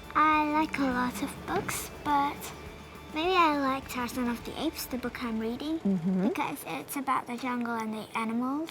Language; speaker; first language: English; non-native, fluent; Vietnamese